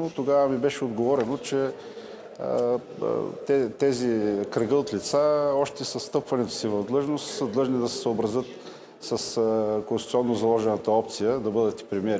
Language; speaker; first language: Bulgarian; native; Bulgarian